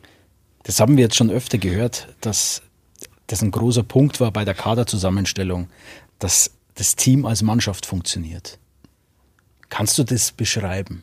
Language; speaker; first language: German; native; German